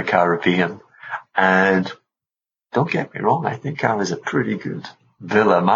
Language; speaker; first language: English; native; English